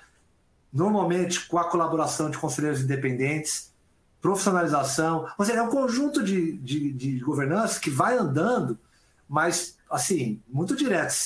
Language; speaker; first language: Portuguese; native; Portuguese